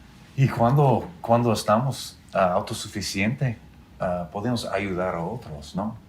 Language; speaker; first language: Spanish; non-native, fluent; English